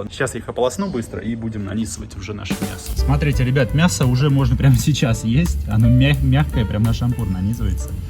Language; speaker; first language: Russian; native; Russian